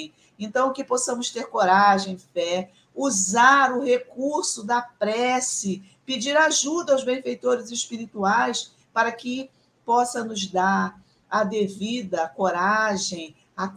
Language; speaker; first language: Portuguese; native; Portuguese